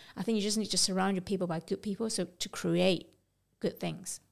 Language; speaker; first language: English; non-native, local second language; Cantonese